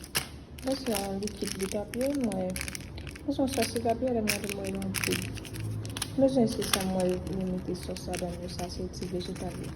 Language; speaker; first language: French; non-native, learner; Haitian Creole